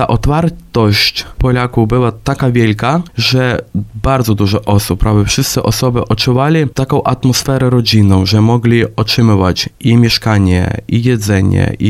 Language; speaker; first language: Polish; non-native, fluent; Ukrainian